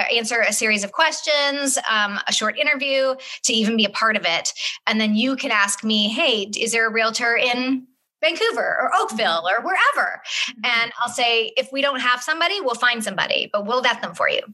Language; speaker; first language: English; native; English